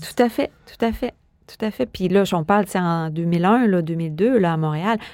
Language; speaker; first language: French; native; French